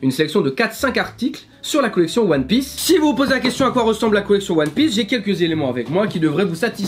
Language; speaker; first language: French; native; French